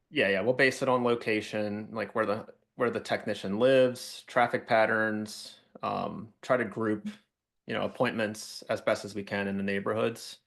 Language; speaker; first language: English; native; English